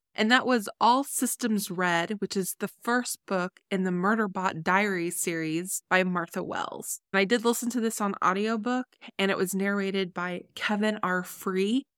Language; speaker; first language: English; native; English